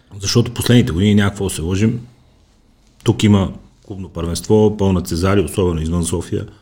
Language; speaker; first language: Bulgarian; native; Bulgarian